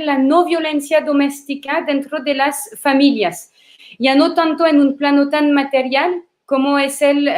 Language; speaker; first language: Spanish; non-native, fluent; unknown